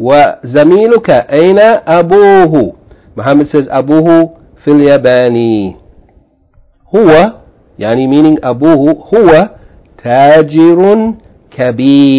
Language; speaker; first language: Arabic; non-native, fluent; English